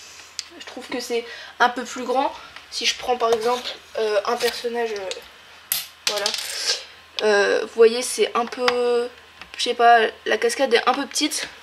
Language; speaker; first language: French; native; French